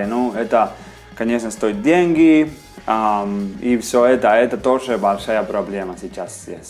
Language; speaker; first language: Russian; non-native, fluent; Spanish